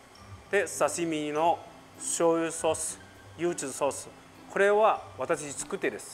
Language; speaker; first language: Japanese; non-native, learner; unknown